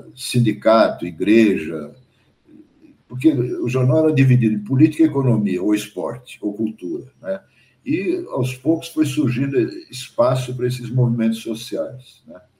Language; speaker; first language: Portuguese; early bilingual, other home language; German